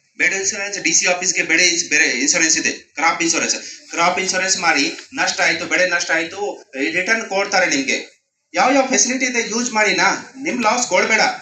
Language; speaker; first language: Kannada; non-native, learner; Hindi